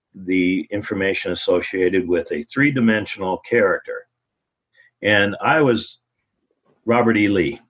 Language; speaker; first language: English; native; English